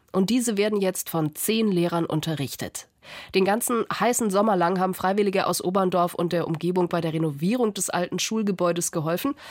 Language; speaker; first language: German; native; German